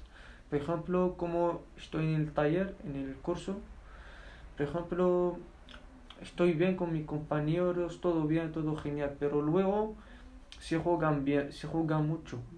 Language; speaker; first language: Spanish; non-native, learner; Berber languages